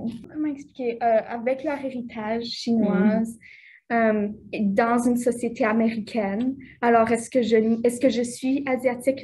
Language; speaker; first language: French; native; French